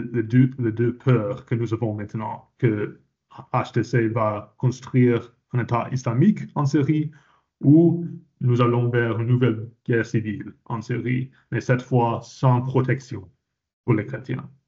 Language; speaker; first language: French; non-native, fluent; English